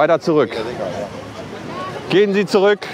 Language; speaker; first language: German; native; German